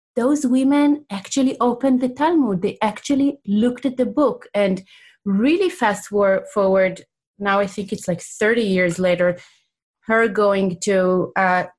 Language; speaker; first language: English; non-native, fluent; Hebrew